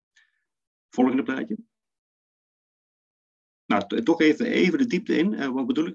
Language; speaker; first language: Dutch; native; Dutch